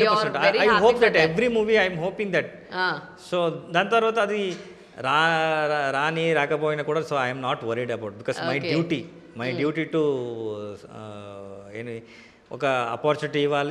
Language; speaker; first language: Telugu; non-native, learner; Kannada